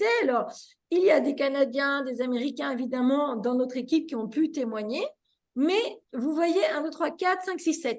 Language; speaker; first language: French; native; French